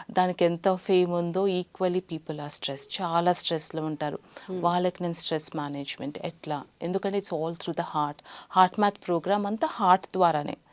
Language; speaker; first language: Telugu; native; Telugu